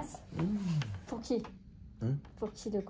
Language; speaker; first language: French; non-native, learner; Portuguese